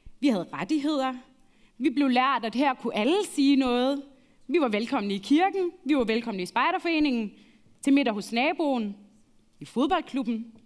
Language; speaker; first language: Danish; early bilingual, other home language; Arabic